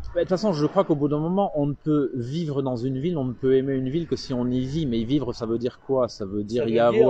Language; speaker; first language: French; native; French